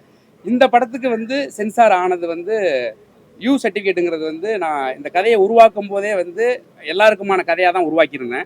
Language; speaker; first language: Tamil; native; Tamil